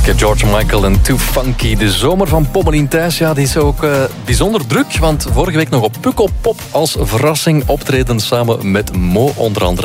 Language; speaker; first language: Dutch; native; Dutch